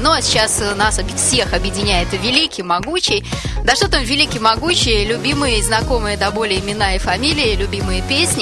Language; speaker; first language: Russian; native; Russian